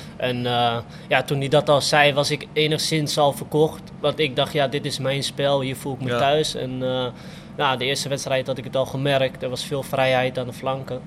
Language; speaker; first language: Dutch; native; Dutch